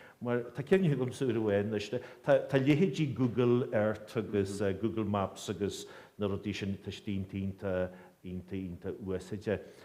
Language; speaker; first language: Irish; native; Irish